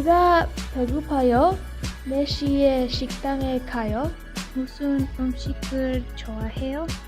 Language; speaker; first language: Korean; non-native, learner; English